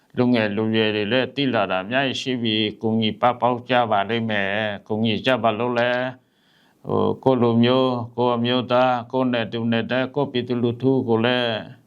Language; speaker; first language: Burmese; non-native, local second language; Western Kayah